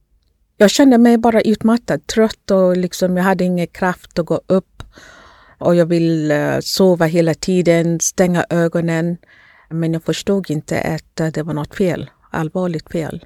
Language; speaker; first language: Swedish; non-native, fluent; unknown